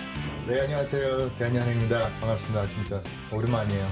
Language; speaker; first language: Korean; non-native, learner; English